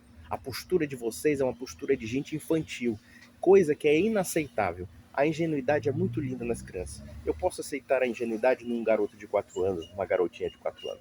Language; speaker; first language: Portuguese; native; Portuguese